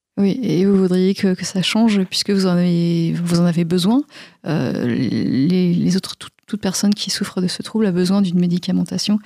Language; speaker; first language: French; native; French